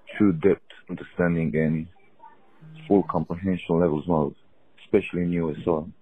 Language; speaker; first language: English; non-native, fluent; Romanian